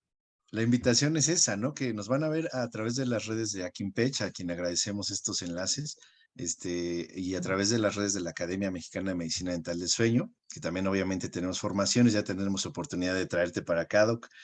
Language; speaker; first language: Spanish; native; Spanish